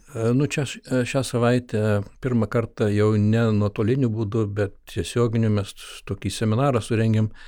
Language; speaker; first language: Lithuanian; early bilingual, heritage; Lithuanian